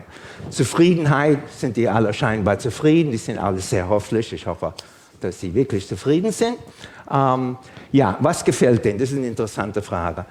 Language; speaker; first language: German; non-native, fluent; English